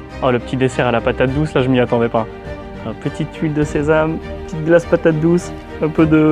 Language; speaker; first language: French; native; French